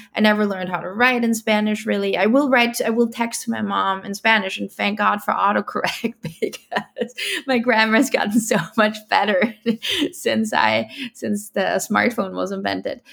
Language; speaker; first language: English; non-native, fluent; German